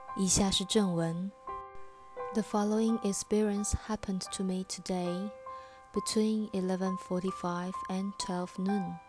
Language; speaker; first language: English; non-native, fluent; Chinese